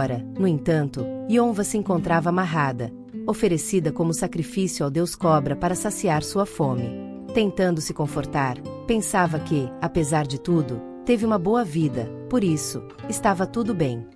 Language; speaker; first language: Portuguese; native; Portuguese